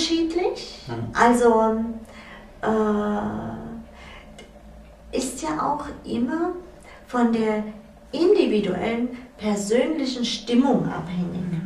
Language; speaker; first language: German; native; German